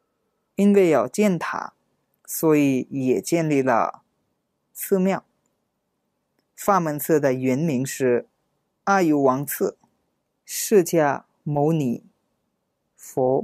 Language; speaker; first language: Chinese; non-native, fluent; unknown